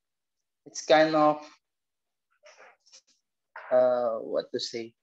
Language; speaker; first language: English; non-native, learner; Indonesian